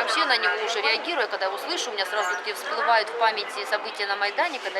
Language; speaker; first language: Russian; native; Russian